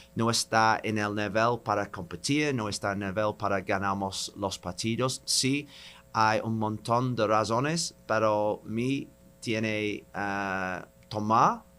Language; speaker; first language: Spanish; non-native, learner; English